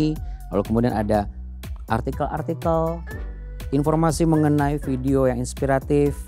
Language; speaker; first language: Indonesian; native; Indonesian